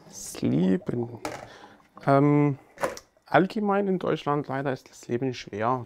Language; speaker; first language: German; non-native, fluent; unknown